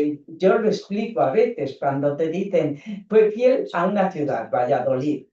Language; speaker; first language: Spanish; native; Spanish